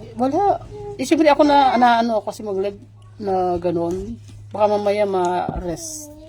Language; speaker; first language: Filipino; non-native, local second language; Iloko